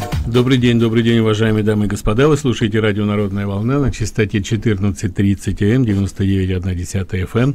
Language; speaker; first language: Russian; native; Russian